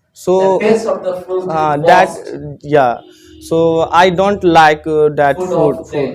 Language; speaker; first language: English; non-native, learner; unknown